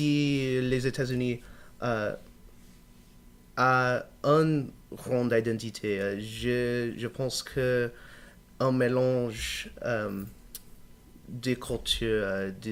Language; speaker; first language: French; non-native, learner; English